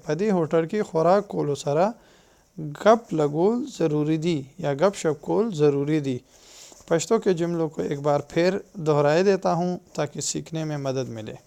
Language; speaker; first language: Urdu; non-native, local second language; Pashto